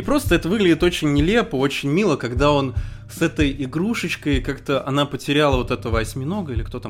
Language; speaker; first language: Russian; native; Russian